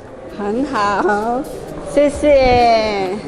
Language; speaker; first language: Chinese; non-native, fluent; Indonesian